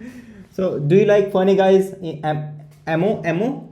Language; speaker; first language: English; non-native, learner; Hindi